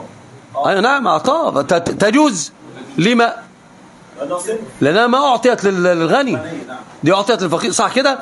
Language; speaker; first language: Arabic; native; Arabic